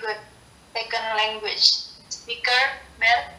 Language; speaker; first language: English; non-native, learner; Indonesian